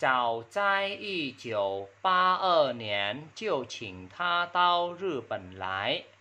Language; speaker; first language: Chinese; non-native, fluent; Vietnamese